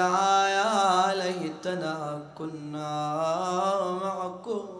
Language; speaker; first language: Arabic; native; Arabic